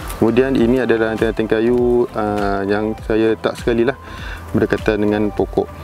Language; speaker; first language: Malay; native; Malay